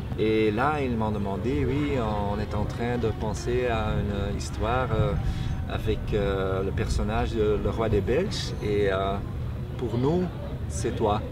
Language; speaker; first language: French; non-native, local second language; Dutch